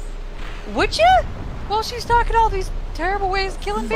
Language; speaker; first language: English; native; English